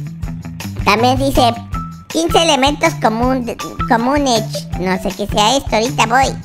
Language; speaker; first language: Spanish; native; Spanish